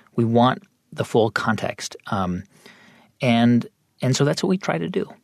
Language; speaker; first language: English; native; English